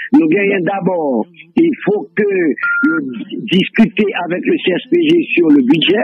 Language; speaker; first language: French; non-native, local second language; Haitian Creole